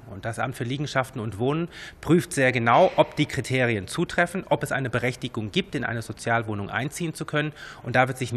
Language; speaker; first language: German; native; German